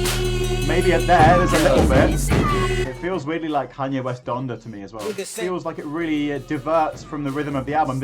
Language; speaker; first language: English; native; English